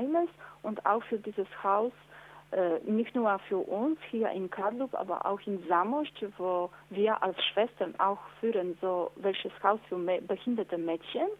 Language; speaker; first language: German; non-native, fluent; Polish